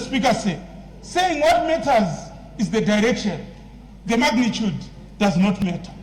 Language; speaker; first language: English; non-native, local second language; Shona